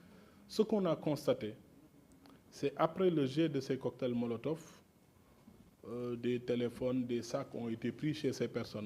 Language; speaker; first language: French; non-native, local second language; Wolof